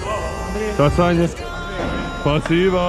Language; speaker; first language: Russian; non-native, learner; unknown